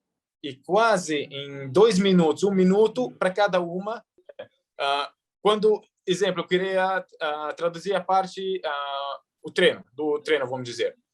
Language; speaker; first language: Portuguese; early bilingual, heritage; Arabic